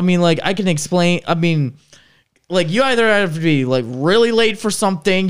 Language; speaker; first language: English; native; English